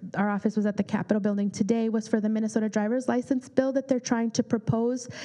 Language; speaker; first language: English; early bilingual, other home language; Spanish